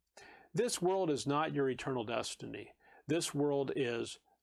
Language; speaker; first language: English; native; English